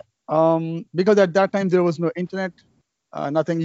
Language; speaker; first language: English; non-native, local second language; Urdu